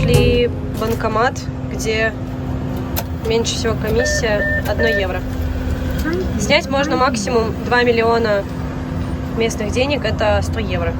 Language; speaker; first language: Russian; native; Russian